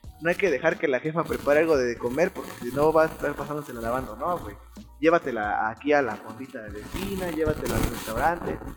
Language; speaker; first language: Spanish; native; Spanish